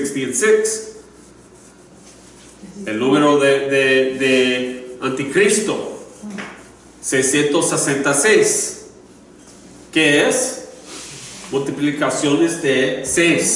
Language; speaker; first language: Spanish; non-native, learner; English